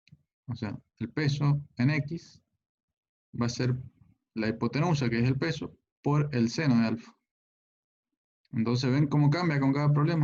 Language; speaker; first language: Spanish; native; Spanish